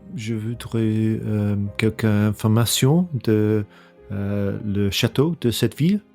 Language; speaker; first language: French; non-native, learner; English